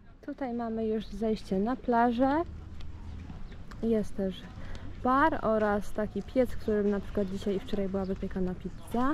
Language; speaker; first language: Polish; native; Polish